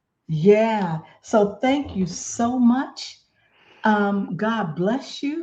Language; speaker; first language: English; native; English